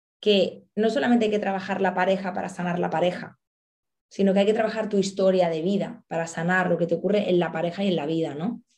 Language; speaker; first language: Spanish; native; Spanish